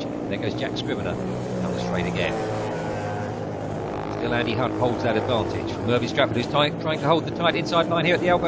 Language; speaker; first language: English; native; English